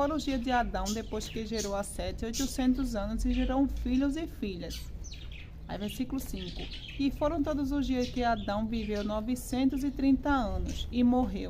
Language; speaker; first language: Portuguese; native; Portuguese